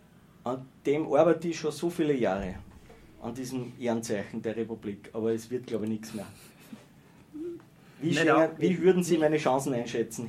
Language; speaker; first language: German; native; German